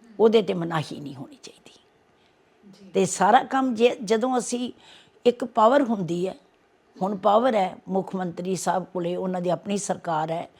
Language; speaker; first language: Punjabi; native; Punjabi